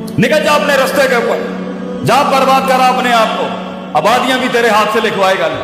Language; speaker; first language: Urdu; non-native, local second language; Punjabi